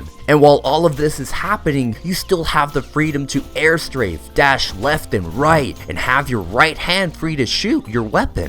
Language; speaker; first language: English; native; English